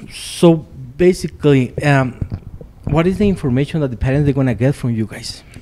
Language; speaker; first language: English; non-native, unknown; Spanish